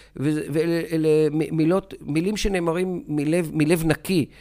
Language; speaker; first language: Hebrew; native; Hebrew